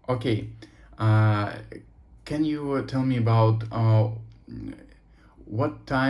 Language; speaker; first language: English; non-native, learner; Russian